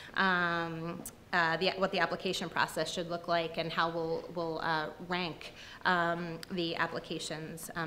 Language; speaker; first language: English; native; English